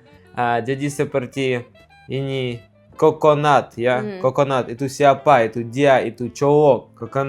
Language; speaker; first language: Indonesian; non-native, learner; Russian